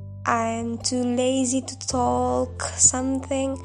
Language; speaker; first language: English; non-native, local second language; Indonesian